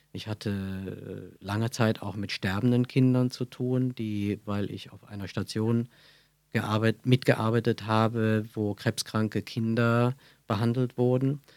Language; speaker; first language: German; native; German